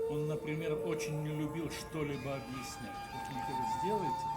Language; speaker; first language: Russian; native; Russian